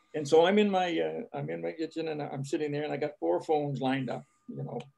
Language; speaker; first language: English; native; English